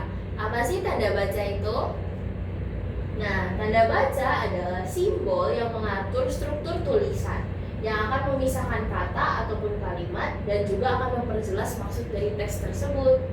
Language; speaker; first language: Indonesian; native; Indonesian